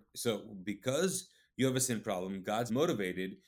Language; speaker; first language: English; early bilingual, other home language; Urdu